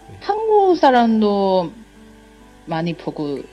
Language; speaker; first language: Korean; non-native, learner; Chinese